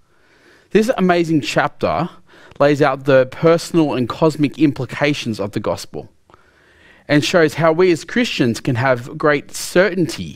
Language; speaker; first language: English; native; English